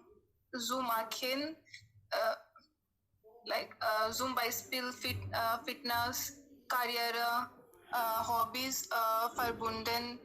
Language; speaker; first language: German; non-native, learner; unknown